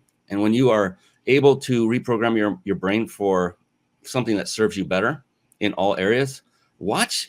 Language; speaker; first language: English; native; English